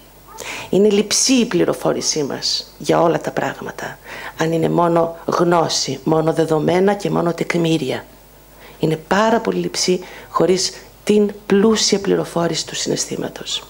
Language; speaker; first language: Greek; native; Greek